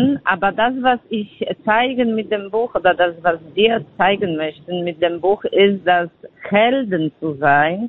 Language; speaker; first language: German; non-native, fluent; Polish